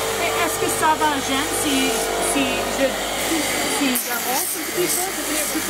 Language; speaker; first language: French; non-native, fluent; English